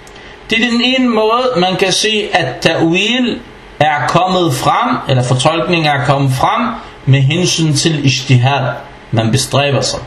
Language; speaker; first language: Danish; early bilingual, other home language; Arabic